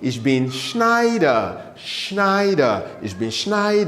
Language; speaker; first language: German; non-native, fluent; English